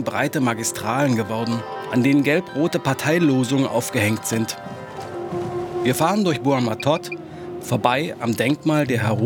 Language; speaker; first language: German; native; German